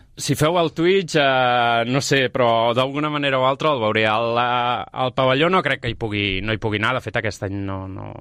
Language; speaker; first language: Catalan; native; Catalan